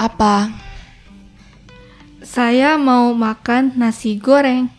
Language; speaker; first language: Indonesian; early bilingual, heritage; Indonesian